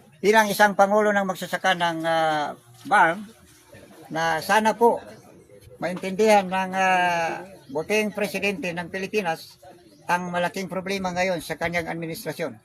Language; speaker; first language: Filipino; non-native, local second language; Maguindanaon